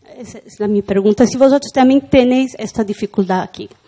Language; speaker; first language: Spanish; non-native, learner; Portuguese